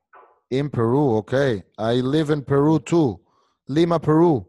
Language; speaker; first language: English; non-native, fluent; Spanish